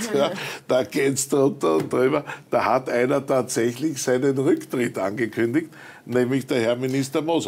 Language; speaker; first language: German; native; German